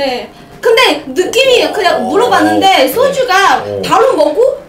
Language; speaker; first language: Korean; non-native, fluent; Chinese